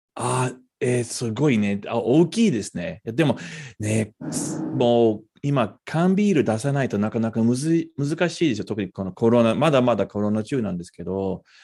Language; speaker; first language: Japanese; non-native, fluent; English